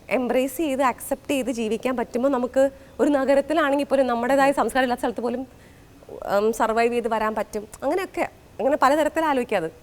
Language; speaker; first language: Malayalam; native; Malayalam